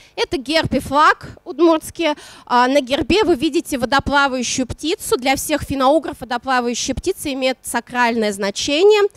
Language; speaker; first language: Russian; non-native, local second language; Udmurt